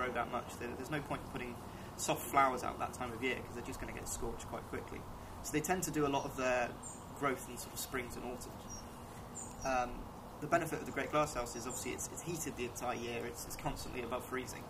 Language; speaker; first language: English; native; English